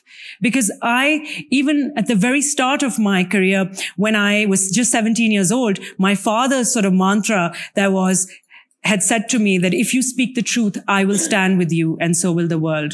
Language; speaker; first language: English; non-native, local second language; Urdu